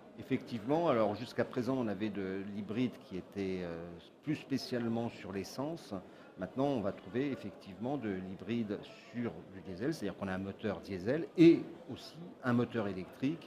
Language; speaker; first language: French; native; French